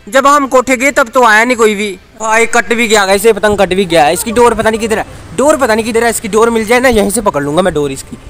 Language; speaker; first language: Hindi; non-native, local second language; Punjabi